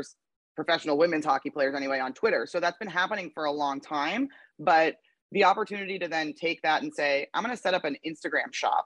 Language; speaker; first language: English; native; English